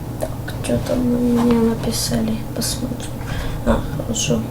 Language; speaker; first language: Russian; early bilingual, heritage; Russian